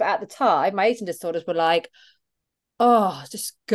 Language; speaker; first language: English; native; English